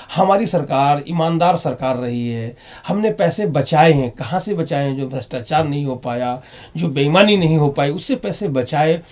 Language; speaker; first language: Hindi; native; Hindi